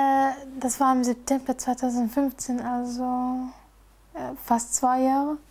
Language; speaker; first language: German; non-native, fluent; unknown